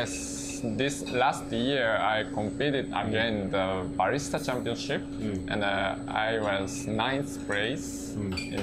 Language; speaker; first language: English; non-native, learner; Japanese